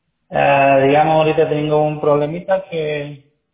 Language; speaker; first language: Spanish; native; Spanish